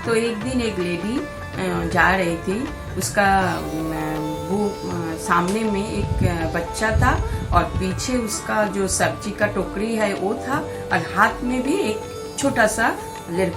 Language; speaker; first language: Hindi; non-native, local second language; Bangla